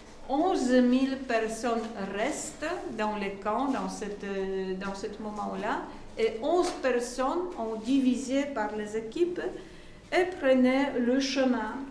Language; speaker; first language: French; non-native, learner; Polish